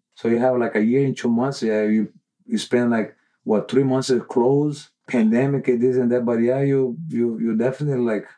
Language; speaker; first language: English; non-native, learner; Portuguese